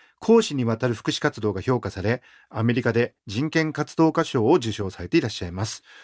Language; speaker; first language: Japanese; native; Japanese